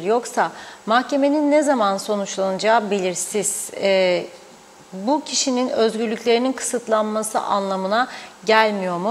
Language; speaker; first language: Turkish; native; Turkish